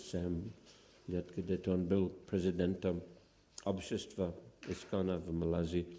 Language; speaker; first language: Russian; non-native, fluent; English